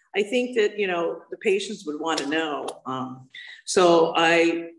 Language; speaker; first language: English; native; English